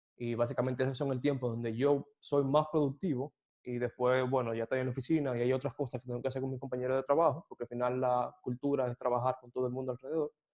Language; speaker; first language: Spanish; native; Spanish